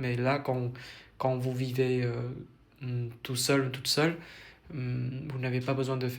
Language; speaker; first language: French; non-native, fluent; Vietnamese